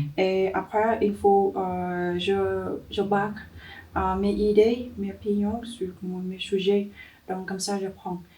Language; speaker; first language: French; non-native, learner; Vietnamese